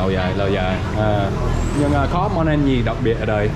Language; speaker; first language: Vietnamese; early bilingual, heritage; Vietnamese